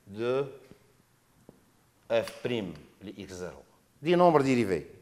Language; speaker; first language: French; non-native, local second language; Arabic